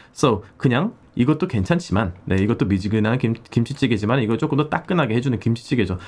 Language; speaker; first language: Korean; early bilingual, heritage; Korean